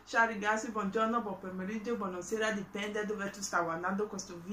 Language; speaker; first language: Italian; non-native, learner; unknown